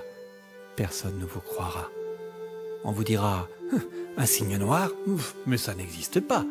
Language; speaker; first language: French; native; French